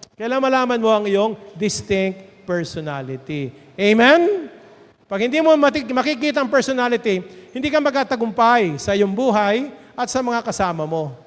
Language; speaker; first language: Filipino; native; Filipino